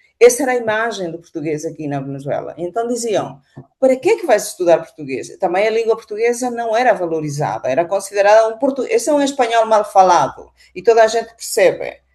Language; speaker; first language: Portuguese; non-native, fluent; Spanish